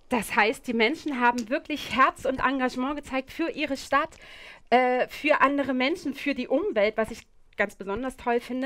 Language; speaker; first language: German; native; German